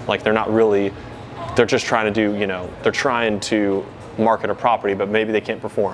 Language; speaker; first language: English; native; English